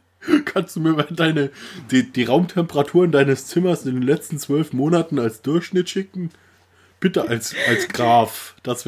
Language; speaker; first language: German; native; German